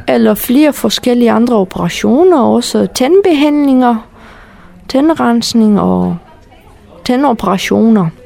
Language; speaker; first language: Danish; non-native, fluent; Romanian